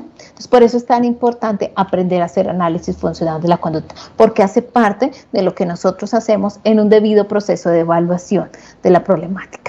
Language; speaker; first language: Spanish; native; Spanish